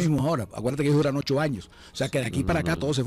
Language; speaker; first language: Spanish; native; Spanish